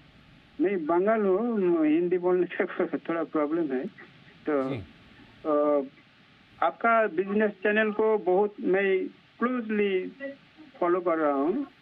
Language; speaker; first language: Hindi; non-native, local second language; Bangla